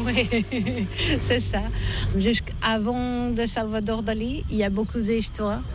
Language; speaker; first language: French; non-native, learner; Catalan